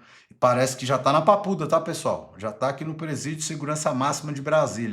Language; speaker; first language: Portuguese; native; Portuguese